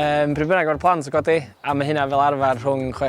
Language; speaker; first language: Welsh; native; Welsh